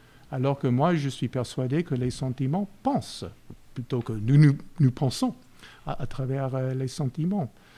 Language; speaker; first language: French; non-native, fluent; English